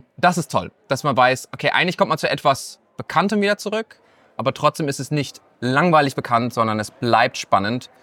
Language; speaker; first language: German; native; German